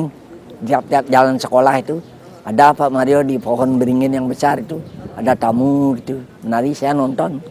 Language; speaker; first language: Indonesian; non-native, local second language; Balinese